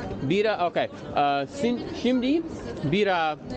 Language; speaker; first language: Turkish; non-native, learner; English